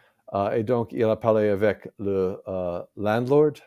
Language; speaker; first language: French; non-native, fluent; English